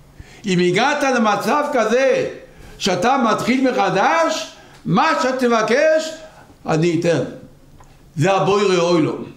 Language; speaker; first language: Hebrew; non-native, local second language; Yiddish